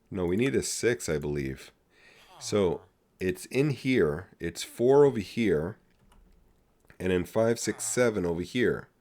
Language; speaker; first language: English; native; English